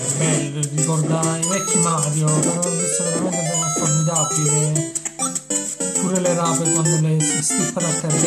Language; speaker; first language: Italian; native; Italian